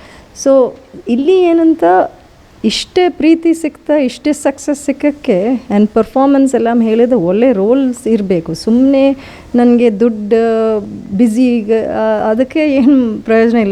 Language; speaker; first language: Kannada; non-native, learner; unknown